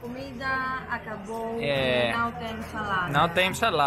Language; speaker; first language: Portuguese; non-native, learner; Greek